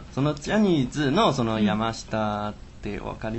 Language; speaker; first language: Japanese; non-native, learner; Chinese